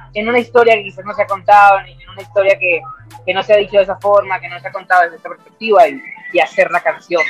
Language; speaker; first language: Spanish; native; Spanish